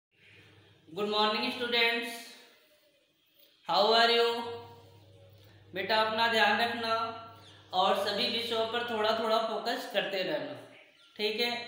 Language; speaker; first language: Hindi; native; Hindi